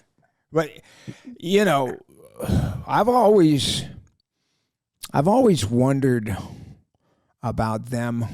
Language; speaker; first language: English; native; English